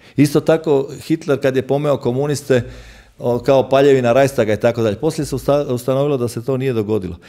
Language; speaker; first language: Croatian; native; Croatian